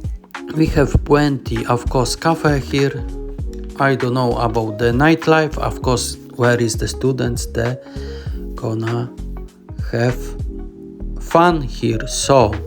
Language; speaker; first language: English; non-native, learner; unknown